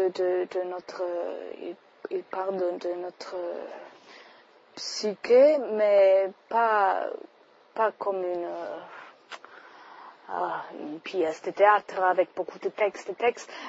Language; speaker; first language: French; non-native, fluent; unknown